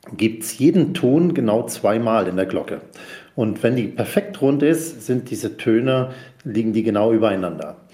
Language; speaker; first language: German; native; German